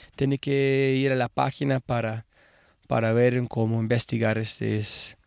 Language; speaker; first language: Spanish; non-native, learner; English